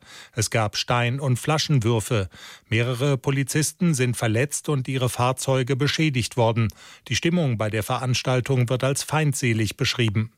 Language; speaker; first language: German; native; German